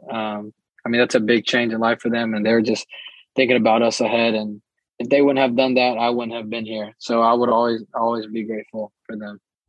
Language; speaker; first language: English; early bilingual, other home language; Portuguese